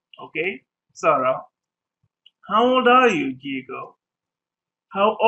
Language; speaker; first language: English; non-native, fluent; Arabic